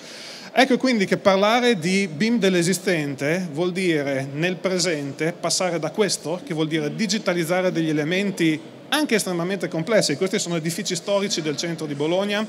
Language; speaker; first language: Italian; native; Italian